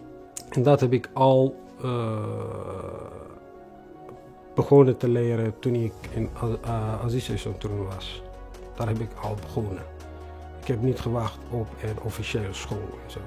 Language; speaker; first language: Dutch; non-native, fluent; Tigrinya